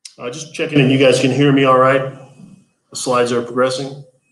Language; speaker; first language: English; native; English